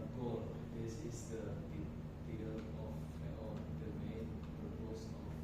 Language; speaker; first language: English; non-native, learner; Indonesian